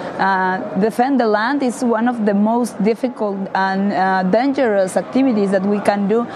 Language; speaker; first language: English; non-native, learner; Spanish